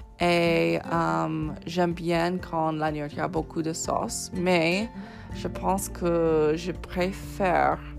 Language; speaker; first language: French; non-native, fluent; English